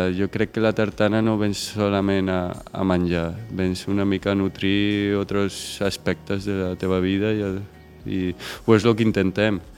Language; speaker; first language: Catalan; non-native, local second language; Spanish